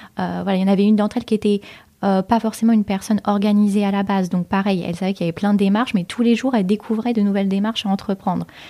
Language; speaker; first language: French; native; French